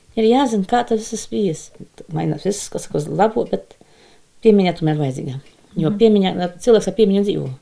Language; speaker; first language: Latvian; native; Latvian